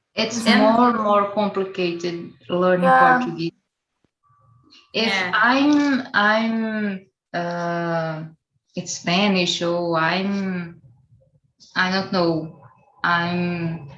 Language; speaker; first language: English; non-native, learner; Portuguese